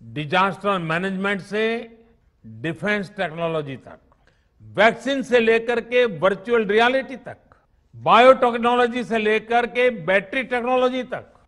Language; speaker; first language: Hindi; non-native, local second language; Gujarati